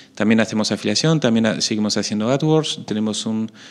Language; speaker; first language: Spanish; non-native, fluent; French